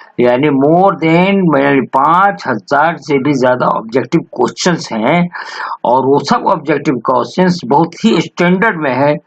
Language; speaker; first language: Urdu; native; Urdu